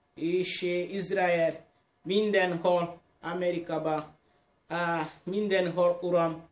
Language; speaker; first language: Hungarian; non-native, learner; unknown